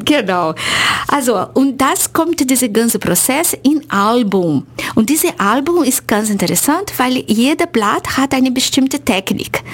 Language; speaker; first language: German; non-native, fluent; Portuguese